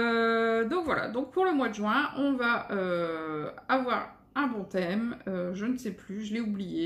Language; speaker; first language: French; native; French